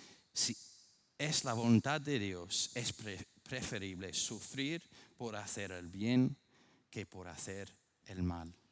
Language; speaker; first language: Spanish; non-native, fluent; English